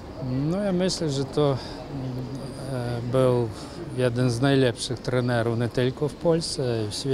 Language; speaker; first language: Polish; non-native, learner; Ukrainian